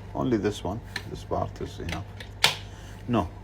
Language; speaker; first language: English; non-native, learner; Arabic